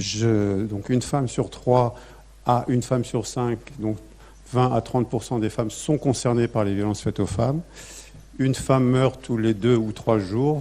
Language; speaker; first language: French; native; French